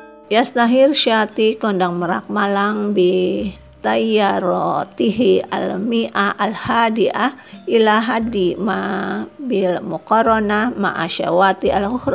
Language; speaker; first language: Arabic; non-native, fluent; Indonesian